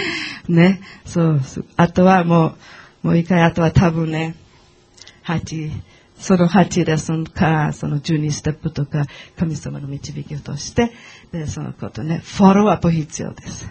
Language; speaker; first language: Japanese; non-native, learner; English